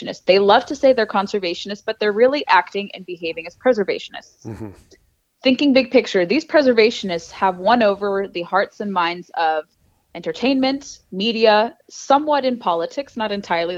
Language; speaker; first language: English; native; English